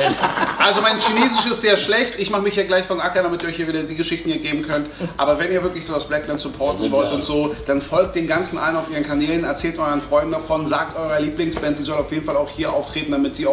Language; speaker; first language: German; native; German